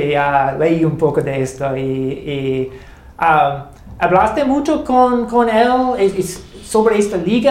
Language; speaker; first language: Spanish; non-native, fluent; English